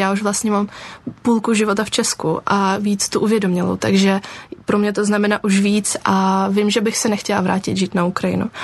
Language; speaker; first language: Czech; early bilingual, other home language; Ukrainian